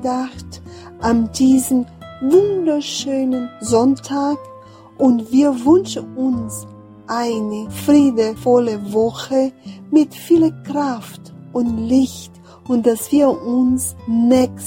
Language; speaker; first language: German; non-native, fluent; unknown